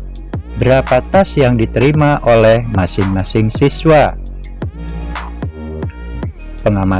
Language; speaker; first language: Indonesian; native; Indonesian